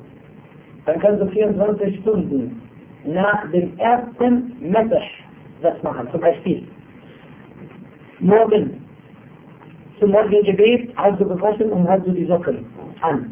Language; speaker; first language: German; non-native, fluent; Arabic